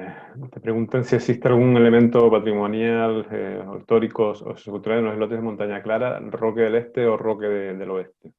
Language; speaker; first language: Spanish; native; Spanish